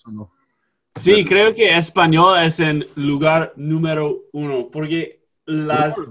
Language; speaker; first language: Spanish; non-native, learner; English